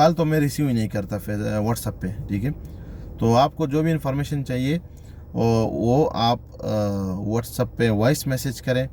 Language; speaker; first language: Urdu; non-native, local second language; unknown